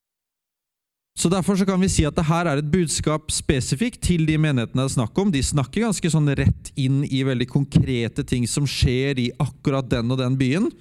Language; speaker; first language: Norwegian; native; Norwegian